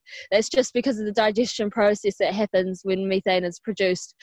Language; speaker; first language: English; native; English